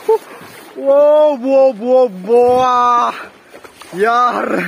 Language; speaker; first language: Hindi; non-native, local second language; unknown